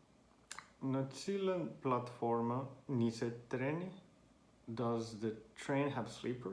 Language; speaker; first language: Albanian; non-native, learner; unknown